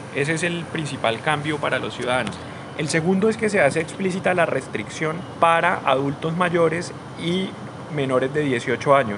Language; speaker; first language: Spanish; native; Spanish